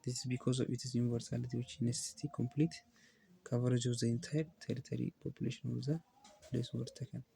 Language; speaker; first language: English; non-native, local second language; Amharic